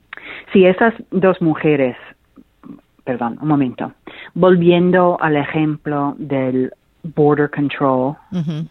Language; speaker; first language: Spanish; non-native, fluent; English